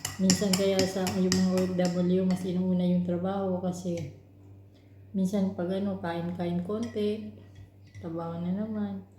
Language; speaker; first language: Filipino; non-native, local second language; Cebuano